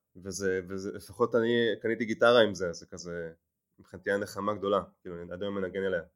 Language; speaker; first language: Hebrew; native; Hebrew